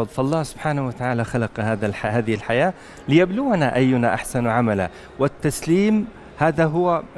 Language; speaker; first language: Arabic; native; Arabic